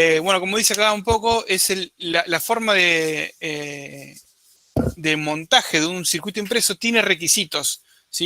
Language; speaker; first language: Spanish; native; Spanish